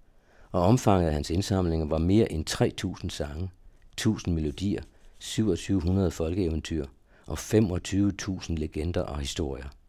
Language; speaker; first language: Danish; native; Danish